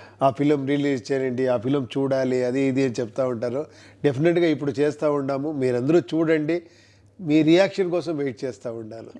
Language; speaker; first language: Telugu; non-native, local second language; Kannada